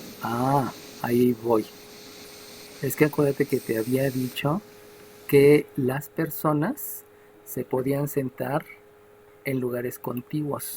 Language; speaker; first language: Spanish; native; Spanish